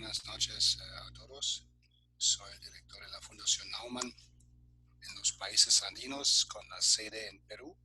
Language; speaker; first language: Spanish; non-native, fluent; German